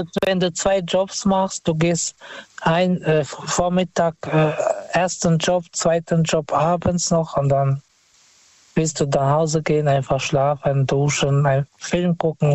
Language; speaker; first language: German; non-native, fluent; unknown